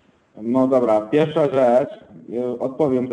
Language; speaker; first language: Polish; non-native, fluent; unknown